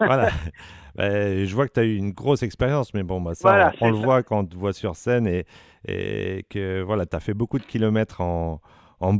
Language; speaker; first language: French; native; French